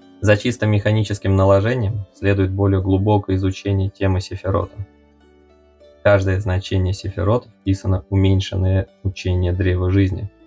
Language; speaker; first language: Russian; native; Russian